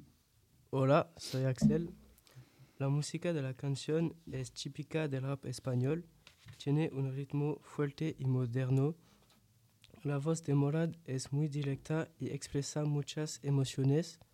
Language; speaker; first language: Spanish; non-native, learner; French